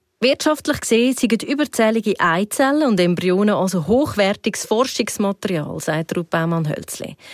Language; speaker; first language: German; native; German